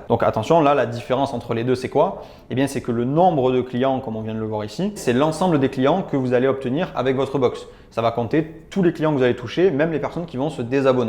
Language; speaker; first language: French; native; French